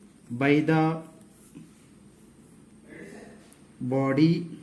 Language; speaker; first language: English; non-native, local second language; Kannada